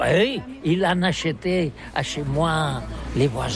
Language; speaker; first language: French; non-native, learner; Spanish